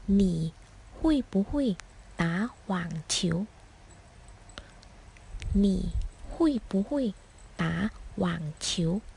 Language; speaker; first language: Chinese; non-native, fluent; Thai